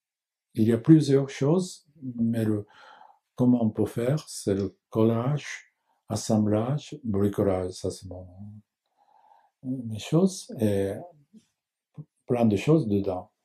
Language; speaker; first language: French; non-native, learner; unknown